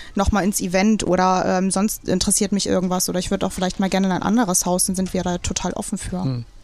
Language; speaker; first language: German; native; German